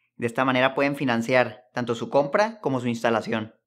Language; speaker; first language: Spanish; native; Spanish